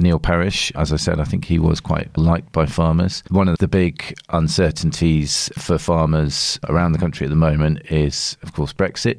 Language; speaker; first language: English; native; English